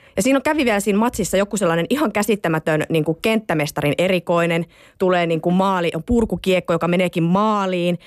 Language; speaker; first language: Finnish; native; Finnish